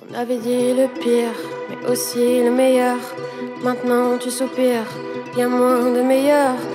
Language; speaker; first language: French; native; French